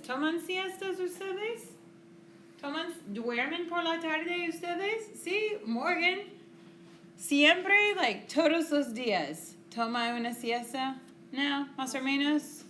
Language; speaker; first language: Spanish; non-native, fluent; English